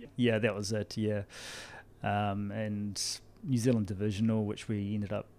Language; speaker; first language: English; native; English